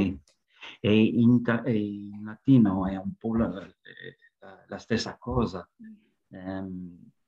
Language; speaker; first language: Italian; non-native, learner; French